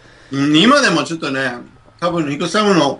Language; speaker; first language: Japanese; non-native, fluent; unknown